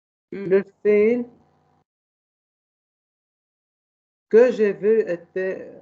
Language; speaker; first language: French; non-native, learner; Arabic